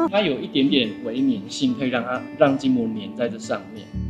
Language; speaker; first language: Chinese; native; Chinese